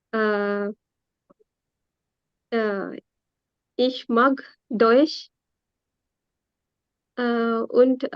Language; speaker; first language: German; non-native, learner; Sinhala